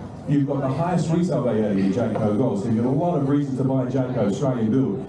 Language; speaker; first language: English; native; English